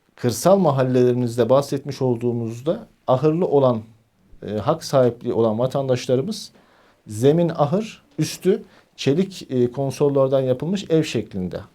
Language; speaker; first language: Turkish; native; Turkish